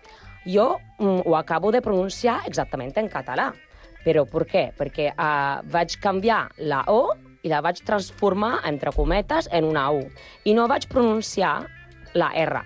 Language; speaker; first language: Catalan; non-native, learner; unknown